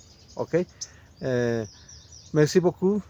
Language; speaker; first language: French; non-native, fluent; Spanish